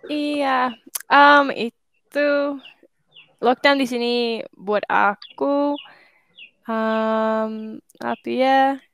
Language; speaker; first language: Indonesian; non-native, fluent; English